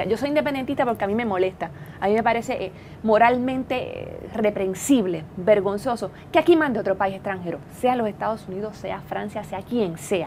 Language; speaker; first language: Spanish; native; Spanish